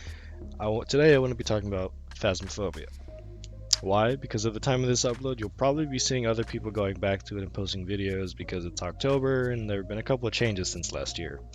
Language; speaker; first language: English; native; English